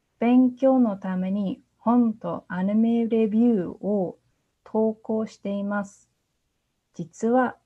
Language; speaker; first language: Japanese; non-native, fluent; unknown